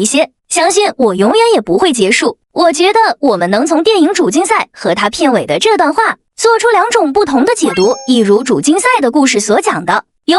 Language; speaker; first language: Chinese; native; Chinese